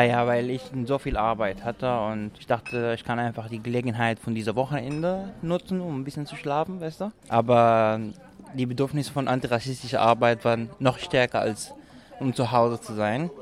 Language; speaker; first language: German; non-native, local second language; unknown